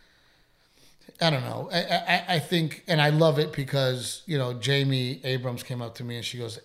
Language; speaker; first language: English; native; English